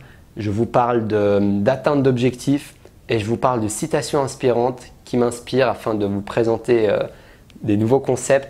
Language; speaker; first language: French; native; French